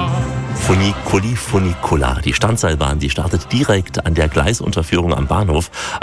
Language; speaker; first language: German; native; German